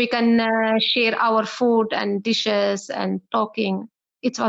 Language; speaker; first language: English; non-native, learner; Arabic